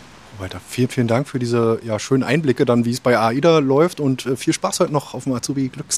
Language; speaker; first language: German; native; German